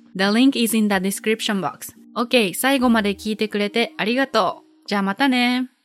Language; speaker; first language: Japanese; native; Japanese